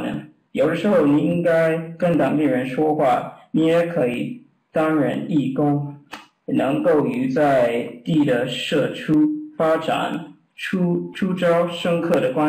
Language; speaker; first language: Chinese; non-native, learner; English